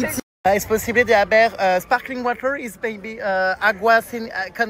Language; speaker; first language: Spanish; non-native, learner; French